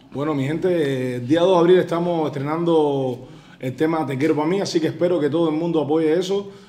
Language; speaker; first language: Spanish; native; Spanish